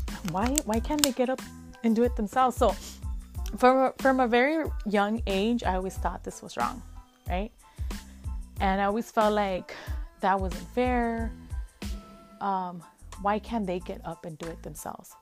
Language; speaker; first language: English; early bilingual, other home language; Spanish